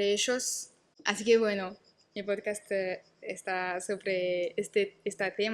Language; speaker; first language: Spanish; non-native, learner; French